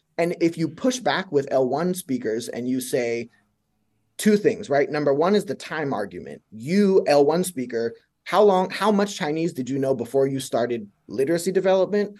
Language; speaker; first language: English; native; English